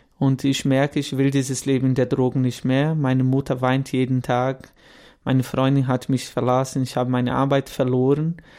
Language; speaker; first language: German; non-native, fluent; Portuguese